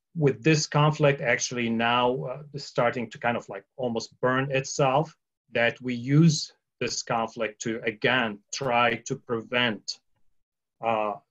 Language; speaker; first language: English; early bilingual, other home language; Arabic